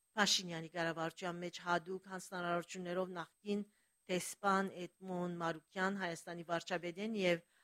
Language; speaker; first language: Armenian; early bilingual, heritage; Armenian